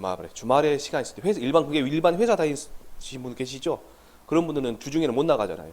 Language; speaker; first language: Korean; native; Korean